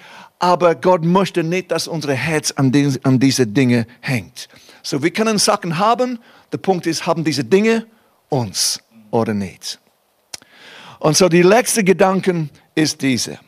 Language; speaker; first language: German; non-native, fluent; English